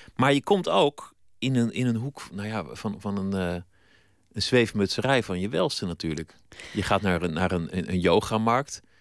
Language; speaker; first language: Dutch; native; Dutch